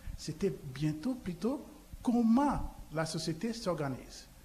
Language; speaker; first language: French; non-native, local second language; Lingala